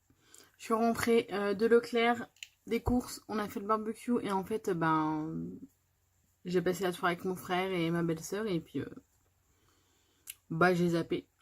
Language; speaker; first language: French; native; French